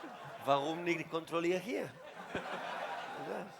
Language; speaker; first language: German; non-native, learner; Spanish